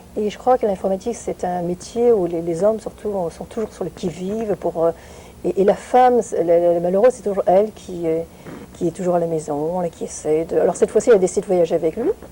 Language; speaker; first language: French; non-native, fluent; Vietnamese